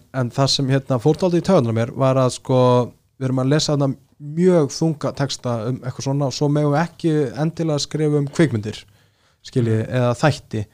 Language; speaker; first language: Icelandic; early bilingual, other home language; Portuguese